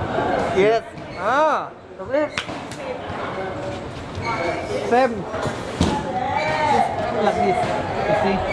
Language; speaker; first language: English; non-native, learner; Thai